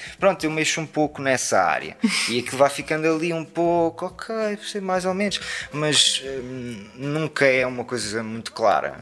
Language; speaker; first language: Portuguese; native; Portuguese